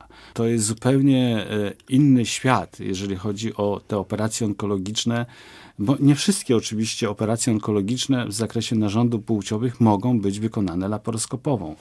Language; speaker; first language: Polish; native; Polish